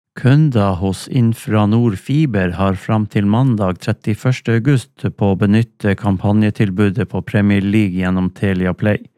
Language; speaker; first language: Norwegian; native; Norwegian